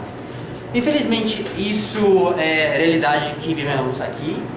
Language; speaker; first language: Portuguese; non-native, learner; Russian